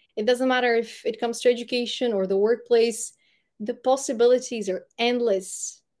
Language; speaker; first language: English; non-native, fluent; Bulgarian